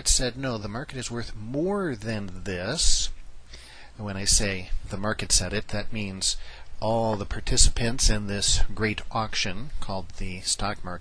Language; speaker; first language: English; native; English